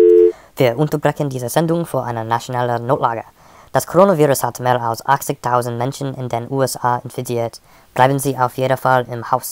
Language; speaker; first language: German; non-native, learner; English